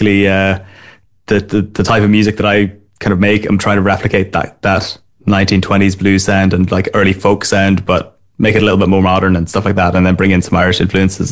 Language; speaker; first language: English; native; English